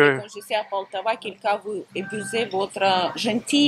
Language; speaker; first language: French; non-native, fluent; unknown